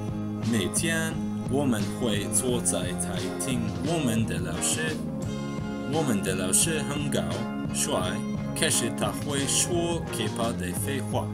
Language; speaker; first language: Chinese; non-native, learner; English